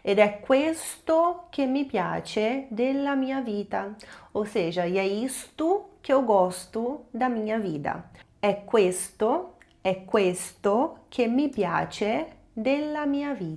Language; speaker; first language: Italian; non-native, fluent; Portuguese